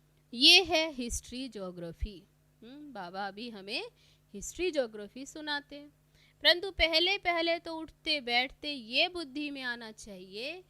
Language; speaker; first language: Hindi; native; Hindi